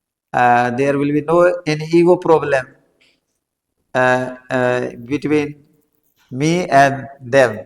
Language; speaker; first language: English; non-native, learner; Hindi